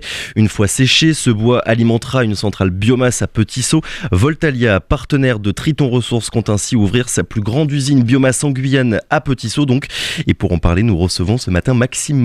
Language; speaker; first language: French; native; French